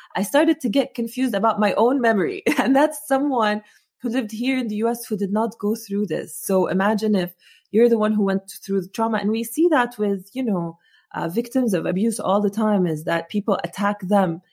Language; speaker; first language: English; non-native, fluent; Arabic